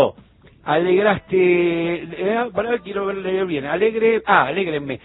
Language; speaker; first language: Spanish; native; Spanish